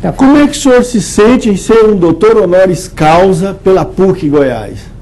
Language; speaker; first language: Portuguese; native; Portuguese